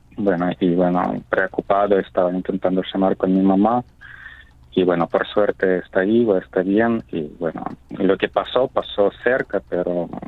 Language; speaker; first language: Spanish; non-native, fluent; Ukrainian